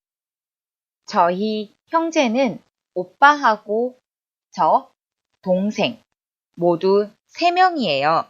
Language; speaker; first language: Korean; native; Korean